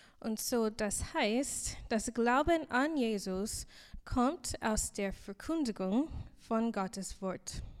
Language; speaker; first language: German; non-native, learner; English